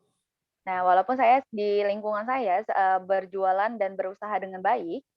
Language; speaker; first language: Indonesian; native; Indonesian